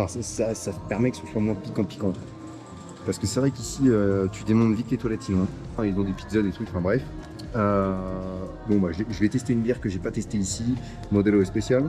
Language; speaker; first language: French; native; French